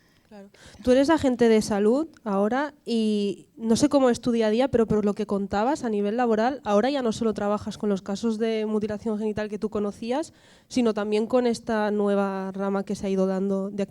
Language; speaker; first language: Spanish; native; Spanish